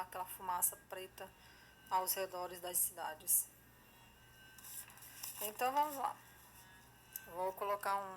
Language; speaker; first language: Portuguese; native; Portuguese